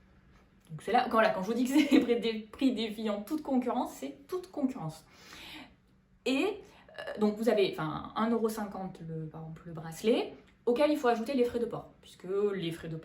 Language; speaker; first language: French; native; French